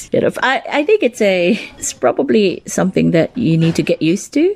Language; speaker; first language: English; non-native, local second language; Cebuano